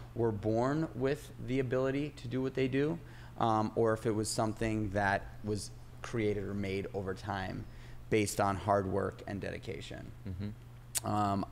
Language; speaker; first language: English; native; English